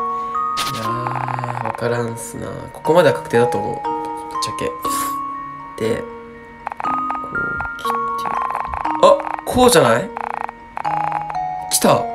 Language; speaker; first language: Japanese; native; Japanese